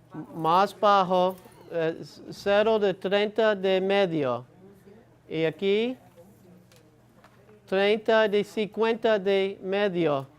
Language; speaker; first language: Spanish; non-native, learner; English